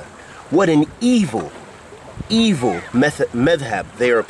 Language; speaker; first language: English; native; English